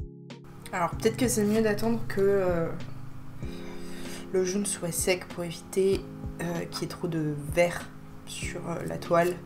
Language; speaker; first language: French; native; French